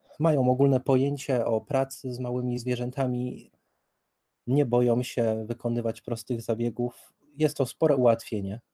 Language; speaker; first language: Polish; native; Polish